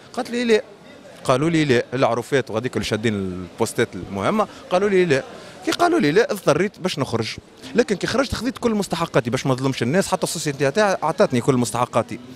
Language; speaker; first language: Arabic; native; Arabic